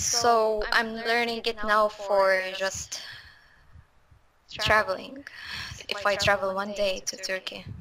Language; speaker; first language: English; non-native, fluent; Arabic